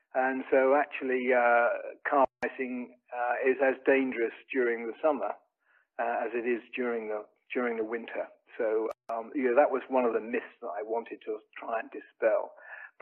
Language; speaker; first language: English; native; English